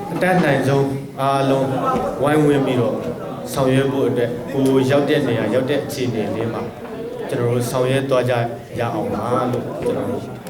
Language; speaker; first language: Burmese; native; Burmese